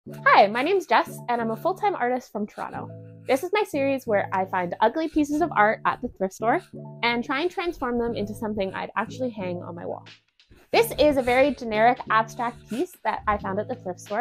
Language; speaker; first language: English; native; English